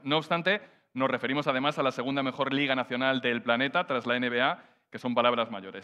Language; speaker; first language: Spanish; native; Spanish